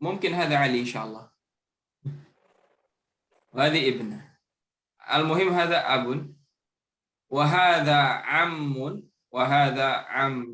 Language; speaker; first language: Arabic; non-native, fluent; Indonesian